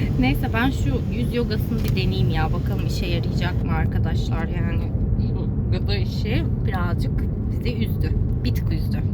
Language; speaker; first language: Turkish; native; Turkish